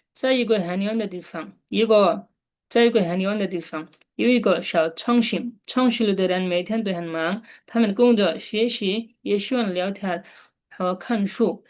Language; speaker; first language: Chinese; non-native, fluent; Bangla